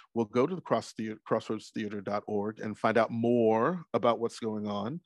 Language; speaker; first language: English; native; English